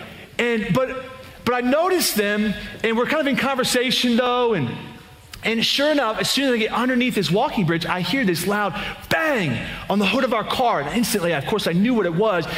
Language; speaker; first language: English; native; English